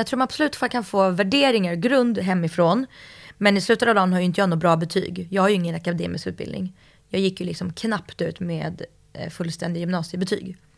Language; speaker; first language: Swedish; early bilingual, other home language; Russian